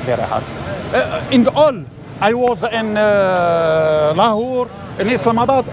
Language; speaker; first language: English; non-native, learner; Arabic